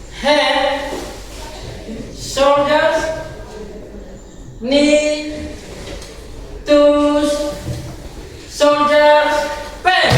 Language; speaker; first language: English; non-native, learner; Indonesian